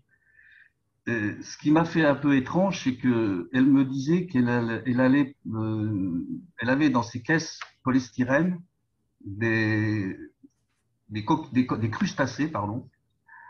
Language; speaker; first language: French; native; French